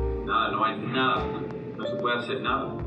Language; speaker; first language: Spanish; early bilingual, heritage; Spanish